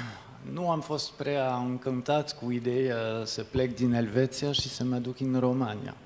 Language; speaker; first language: Romanian; non-native, fluent; French